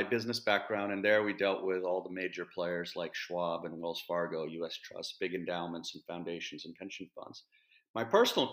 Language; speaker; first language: English; native; English